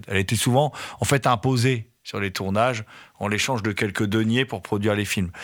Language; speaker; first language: French; native; French